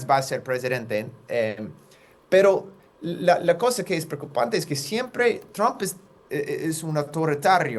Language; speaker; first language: Spanish; non-native, fluent; English